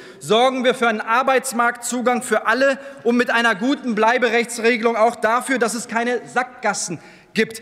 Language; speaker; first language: German; early bilingual, other home language; Turkish